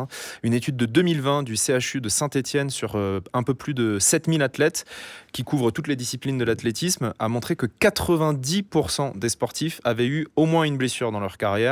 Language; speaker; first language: French; native; French